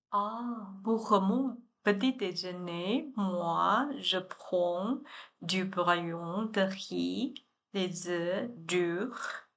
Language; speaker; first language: French; non-native, learner; Chinese